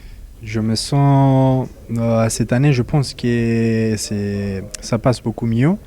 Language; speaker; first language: French; non-native, fluent; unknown